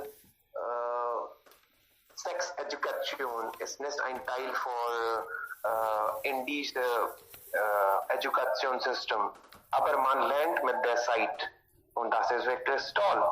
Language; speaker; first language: German; non-native, learner; Hindi